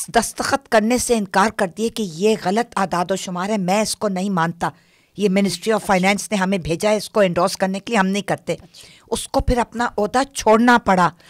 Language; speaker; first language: Urdu; non-native, local second language; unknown